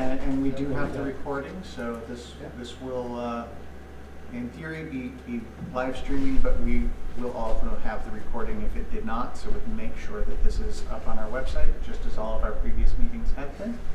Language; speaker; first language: English; native; English